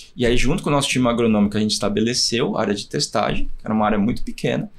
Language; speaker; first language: Portuguese; native; Portuguese